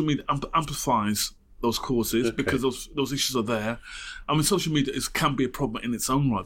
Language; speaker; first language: English; native; English